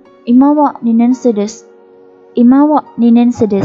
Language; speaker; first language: Japanese; non-native, fluent; Khmer